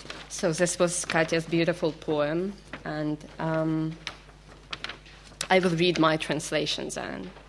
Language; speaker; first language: English; non-native, fluent; Ukrainian